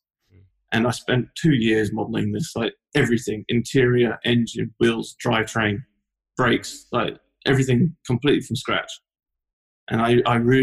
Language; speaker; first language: English; native; English